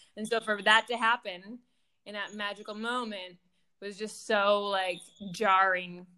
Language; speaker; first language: English; native; English